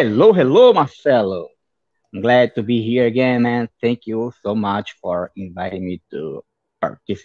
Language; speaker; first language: English; non-native, fluent; Portuguese